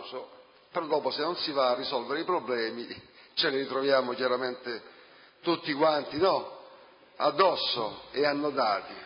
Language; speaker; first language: Italian; native; Italian